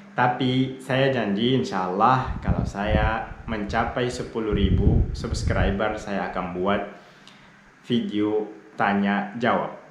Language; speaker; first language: Indonesian; non-native, fluent; Arabic